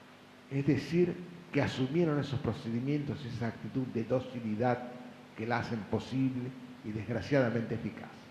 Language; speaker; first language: Spanish; native; Spanish